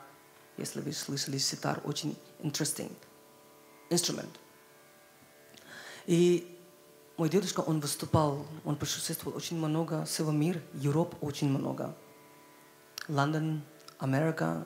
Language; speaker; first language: Russian; non-native, learner; Hindi